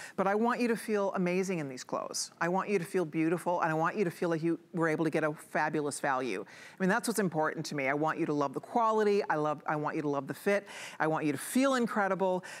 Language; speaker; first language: English; native; English